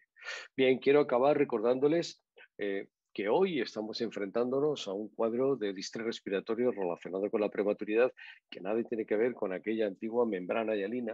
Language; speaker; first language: Spanish; native; Spanish